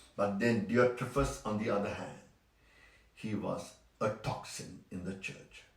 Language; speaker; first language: English; non-native, local second language; Sinhala